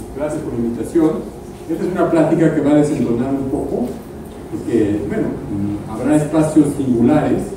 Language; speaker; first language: Spanish; native; Spanish